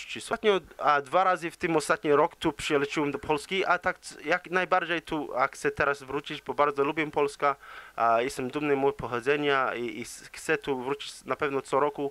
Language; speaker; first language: Polish; early bilingual, heritage; English